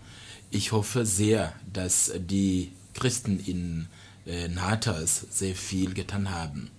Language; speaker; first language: German; non-native, fluent; Rundi